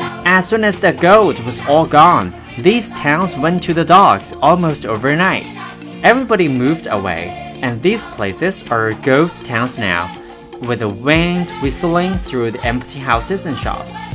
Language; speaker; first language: English; non-native, fluent; Chinese